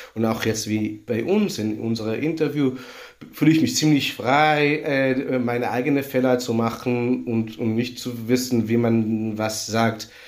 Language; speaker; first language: German; non-native, fluent; Hebrew